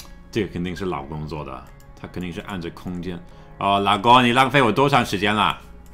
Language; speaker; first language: Chinese; non-native, fluent; English